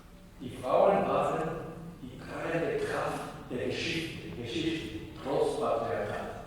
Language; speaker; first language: German; non-native, fluent; Spanish